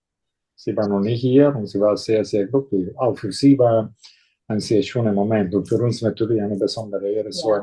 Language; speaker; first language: German; non-native, fluent; Italian